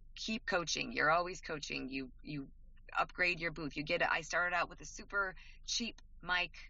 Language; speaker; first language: English; native; English